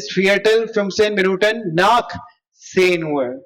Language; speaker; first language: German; non-native, learner; Hindi